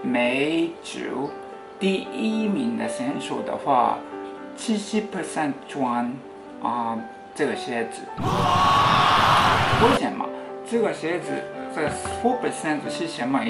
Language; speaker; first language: Chinese; non-native, fluent; Japanese